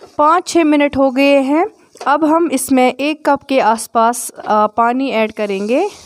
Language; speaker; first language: Urdu; non-native, local second language; Kashmiri